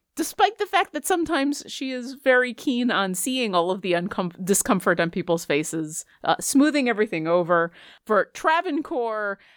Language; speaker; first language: English; native; English